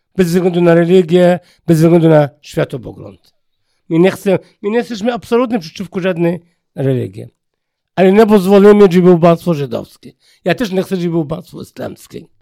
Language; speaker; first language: Polish; non-native, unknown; Arabic